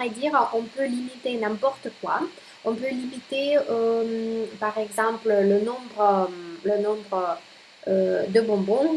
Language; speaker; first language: French; non-native, fluent; Russian